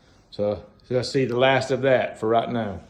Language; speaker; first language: English; native; English